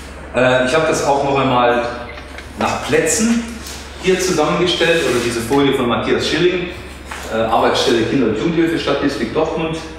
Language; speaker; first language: German; native; German